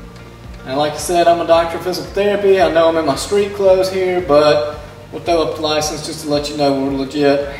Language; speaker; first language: English; native; English